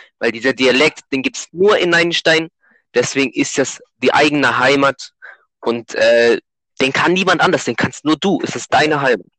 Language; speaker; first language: German; native; German